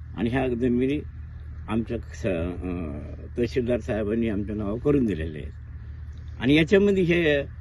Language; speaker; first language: Marathi; native; Marathi